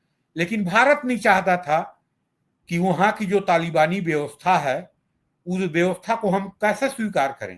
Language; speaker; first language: Hindi; native; Hindi